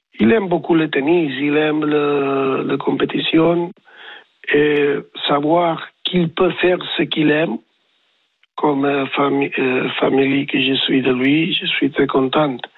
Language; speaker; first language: French; non-native, learner; Spanish